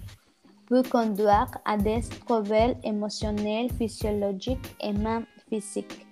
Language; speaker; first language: French; non-native, learner; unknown